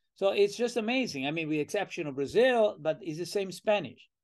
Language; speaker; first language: English; non-native, fluent; Spanish